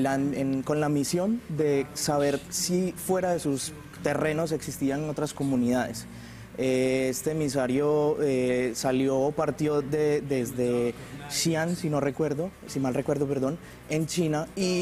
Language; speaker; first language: Spanish; native; Spanish